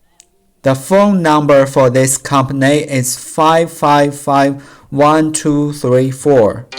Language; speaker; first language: English; non-native, learner; Chinese